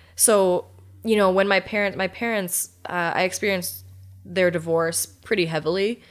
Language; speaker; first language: English; native; English